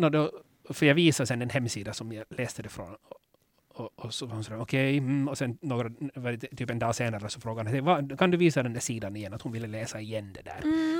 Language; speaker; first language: Swedish; native; Swedish